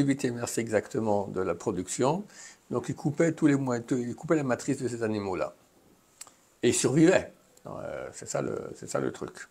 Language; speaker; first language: French; native; French